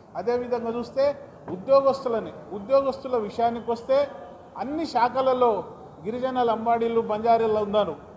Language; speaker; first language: Telugu; non-native, local second language; Lambadi